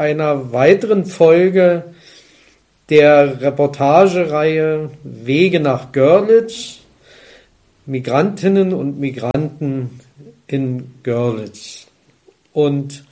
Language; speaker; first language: German; native; German